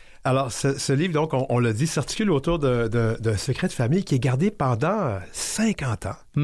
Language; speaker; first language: French; native; French